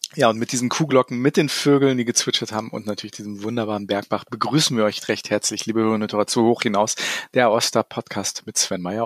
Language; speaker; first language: German; native; German